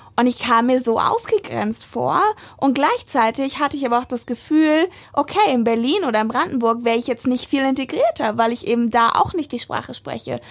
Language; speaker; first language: German; native; German